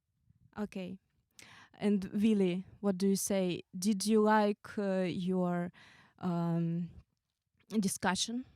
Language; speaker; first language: English; non-native, fluent; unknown